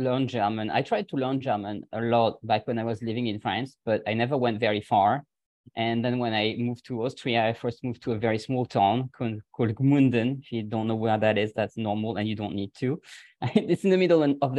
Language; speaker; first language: English; non-native, fluent; French